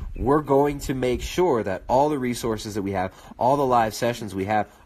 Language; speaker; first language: English; native; English